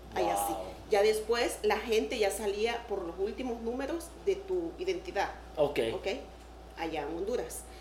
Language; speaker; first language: Spanish; native; Spanish